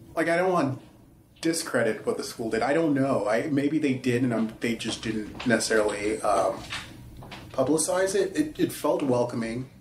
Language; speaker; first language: English; early bilingual, other home language; Haitian Creole